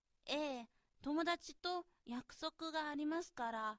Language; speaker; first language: Japanese; non-native, fluent; Chinese